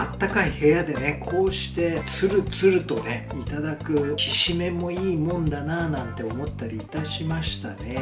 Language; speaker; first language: Japanese; native; Japanese